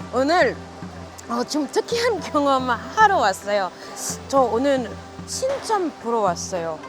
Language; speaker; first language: Korean; non-native, fluent; French